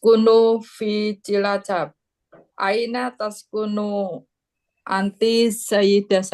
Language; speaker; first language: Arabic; non-native, learner; Indonesian